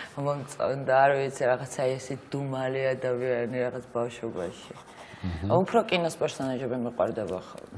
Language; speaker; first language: Georgian; native; Georgian